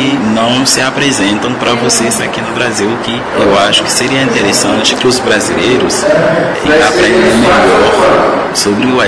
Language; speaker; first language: Portuguese; non-native, fluent; Haitian Creole